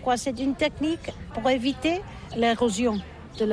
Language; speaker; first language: French; non-native, learner; Catalan